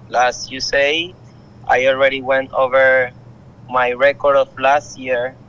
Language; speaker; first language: English; non-native, learner; Spanish